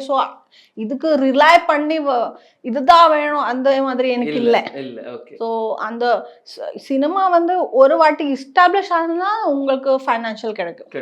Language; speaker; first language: Tamil; non-native, learner; Malayalam